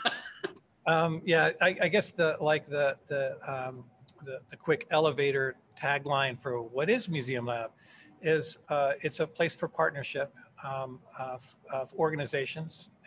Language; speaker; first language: English; native; English